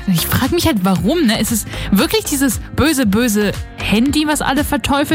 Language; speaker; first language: German; native; German